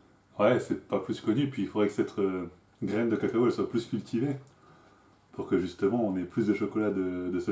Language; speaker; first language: French; native; French